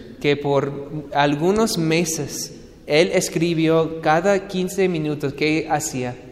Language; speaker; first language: Spanish; non-native, fluent; English